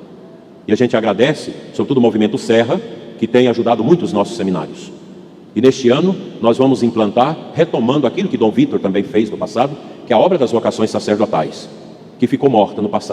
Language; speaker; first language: Portuguese; native; Portuguese